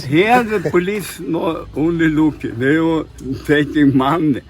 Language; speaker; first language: English; non-native, learner; Swedish